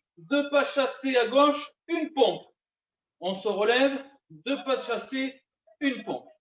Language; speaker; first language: French; native; French